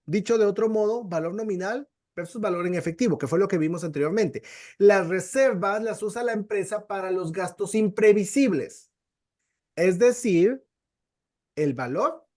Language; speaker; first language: Spanish; native; Spanish